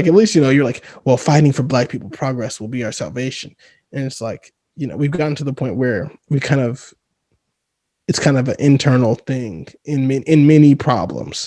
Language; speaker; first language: English; native; English